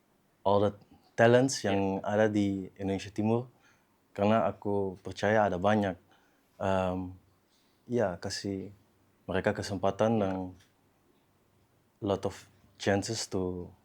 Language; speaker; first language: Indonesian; early bilingual, heritage; Dutch